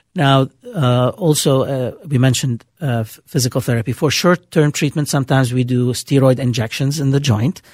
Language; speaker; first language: English; non-native, fluent; Arabic